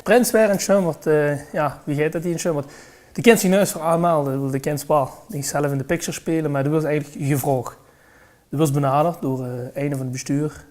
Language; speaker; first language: Dutch; native; Dutch